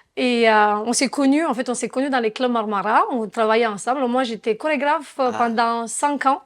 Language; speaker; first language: French; non-native, fluent; Romanian